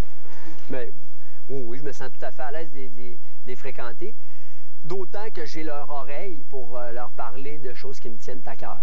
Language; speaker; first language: French; native; French